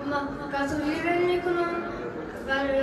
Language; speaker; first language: German; early bilingual, other home language; Persian